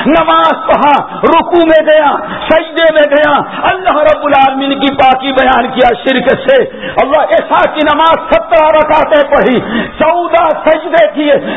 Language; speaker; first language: Urdu; native; Urdu